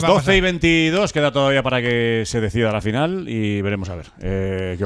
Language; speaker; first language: Spanish; native; Spanish